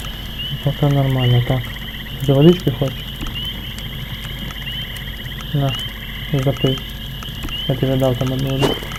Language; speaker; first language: Russian; native; Russian